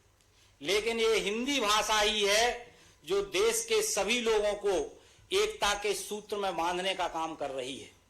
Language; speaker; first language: Hindi; native; Hindi